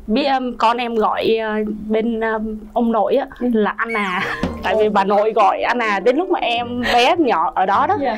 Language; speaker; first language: Vietnamese; native; Vietnamese